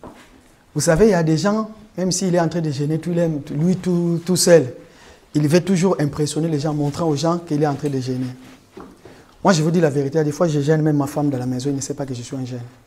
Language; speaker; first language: French; non-native, local second language; Lingala